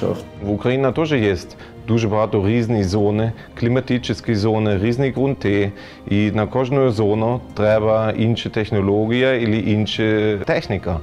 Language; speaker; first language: Ukrainian; non-native, fluent; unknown